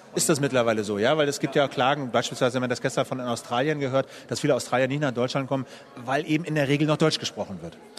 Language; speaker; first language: German; native; German